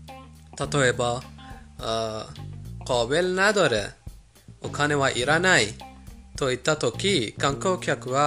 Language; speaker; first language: Japanese; non-native, fluent; Persian